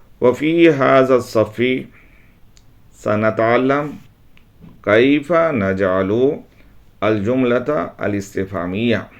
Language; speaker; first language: Arabic; non-native, fluent; Urdu